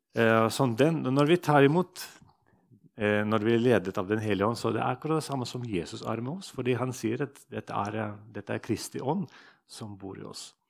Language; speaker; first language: Norwegian; non-native, fluent; Russian